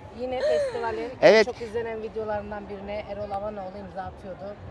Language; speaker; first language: Turkish; native; Turkish